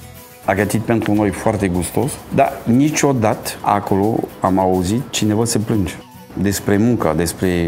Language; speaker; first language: Romanian; non-native, learner; French